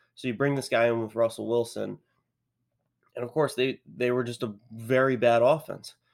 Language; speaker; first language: English; native; English